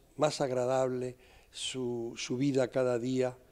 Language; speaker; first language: Spanish; native; Spanish